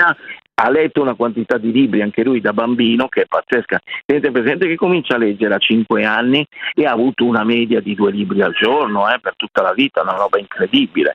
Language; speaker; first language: Italian; native; Italian